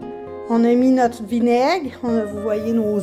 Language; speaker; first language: French; native; French